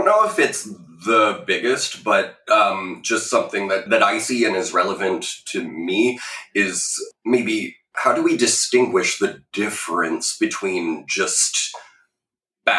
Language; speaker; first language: English; native; English